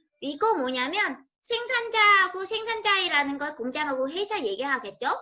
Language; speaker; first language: Korean; non-native, fluent; Vietnamese